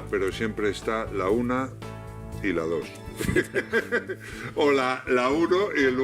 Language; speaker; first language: Spanish; native; Spanish